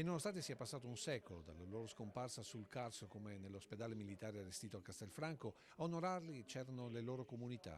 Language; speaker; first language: Italian; native; Italian